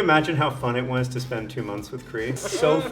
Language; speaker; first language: English; native; English